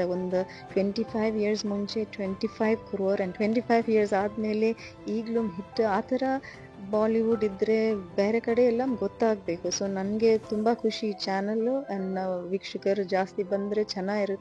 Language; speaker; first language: Kannada; non-native, learner; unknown